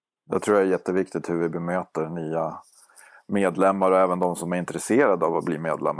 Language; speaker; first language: Swedish; native; Swedish